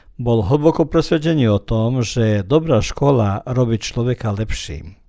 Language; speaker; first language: Slovak; early bilingual, heritage; Slovak